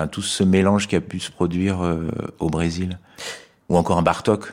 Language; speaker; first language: French; native; French